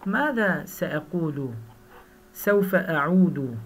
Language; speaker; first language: Arabic; non-native, fluent; Turkish